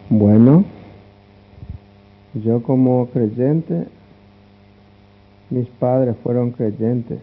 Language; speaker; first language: Spanish; non-native, local second language; Guarani